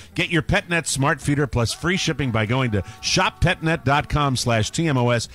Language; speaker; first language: English; native; English